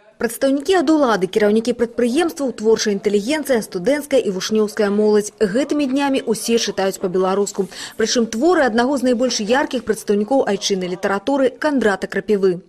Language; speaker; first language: Belarusian; native; Belarusian